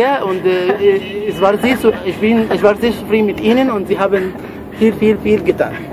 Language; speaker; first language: German; non-native, fluent; Arabic